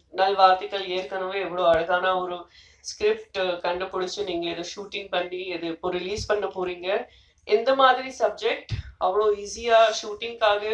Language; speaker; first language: Tamil; non-native, fluent; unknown